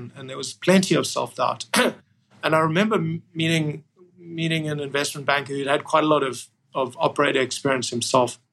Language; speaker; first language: English; native; English